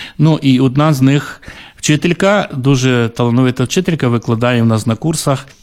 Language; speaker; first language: Ukrainian; native; Ukrainian